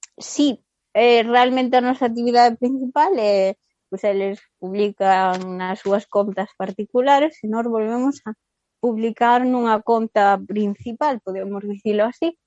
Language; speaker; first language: Galician; non-native, local second language; Spanish